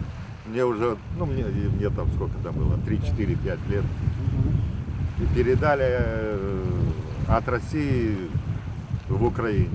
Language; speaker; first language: Russian; native; Russian